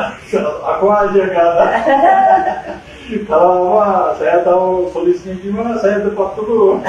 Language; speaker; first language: Indonesian; non-native, fluent; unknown